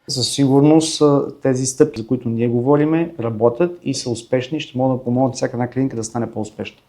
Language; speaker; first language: Bulgarian; native; Bulgarian